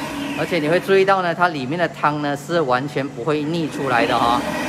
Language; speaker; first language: Chinese; native; Chinese